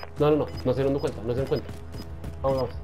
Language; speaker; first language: Spanish; native; Spanish